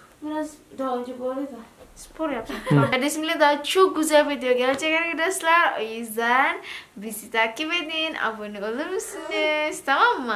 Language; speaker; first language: Turkish; non-native, learner; Indonesian